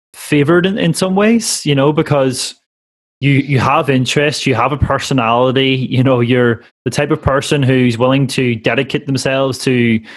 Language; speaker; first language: English; native; English